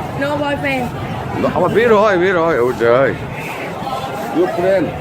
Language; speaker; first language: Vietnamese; non-native, learner; Korean